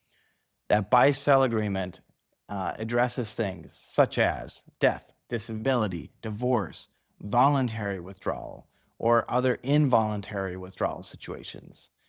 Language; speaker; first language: English; native; English